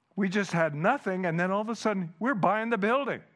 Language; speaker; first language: English; non-native, fluent; Dutch